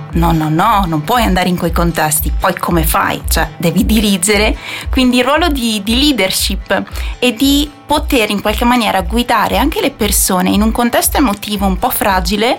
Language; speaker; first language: Italian; native; Italian